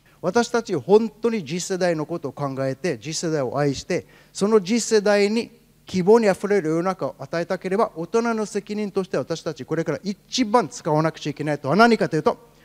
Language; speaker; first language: Japanese; non-native, fluent; Hebrew